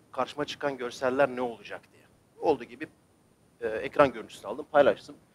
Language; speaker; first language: Turkish; native; Turkish